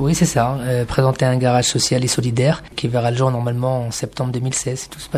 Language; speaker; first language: French; native; French